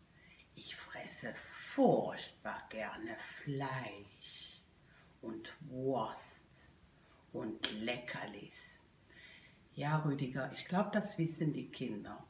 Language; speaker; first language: German; native; German